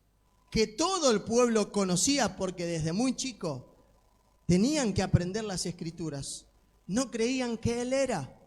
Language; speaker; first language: Spanish; native; Spanish